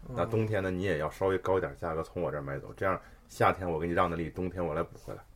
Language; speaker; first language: Chinese; native; Chinese